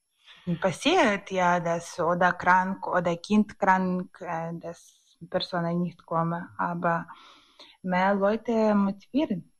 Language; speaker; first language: German; non-native, learner; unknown